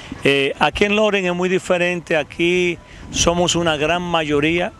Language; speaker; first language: Spanish; native; Spanish